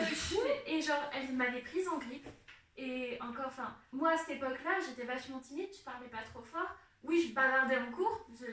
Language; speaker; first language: French; native; French